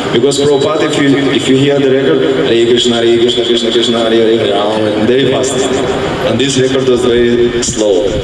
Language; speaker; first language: English; non-native, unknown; Russian